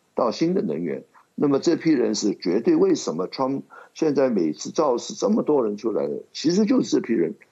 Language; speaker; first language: Chinese; non-native, local second language; Cantonese